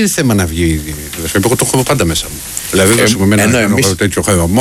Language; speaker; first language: Greek; native; Greek